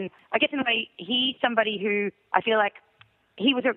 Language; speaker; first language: English; native; English